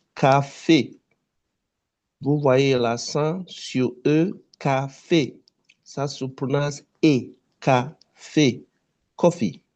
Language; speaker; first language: French; non-native, fluent; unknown